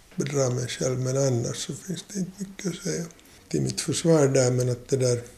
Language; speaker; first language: Swedish; native; Swedish